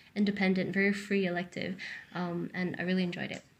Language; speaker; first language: English; native; English